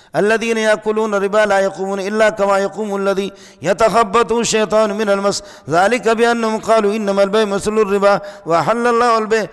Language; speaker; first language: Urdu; non-native, local second language; Brahui